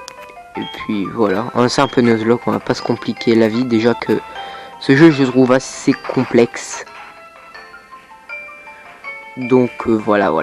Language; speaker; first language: French; native; French